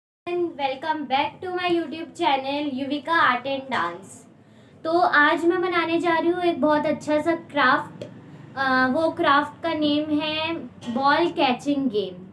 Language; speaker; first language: Hindi; native; Hindi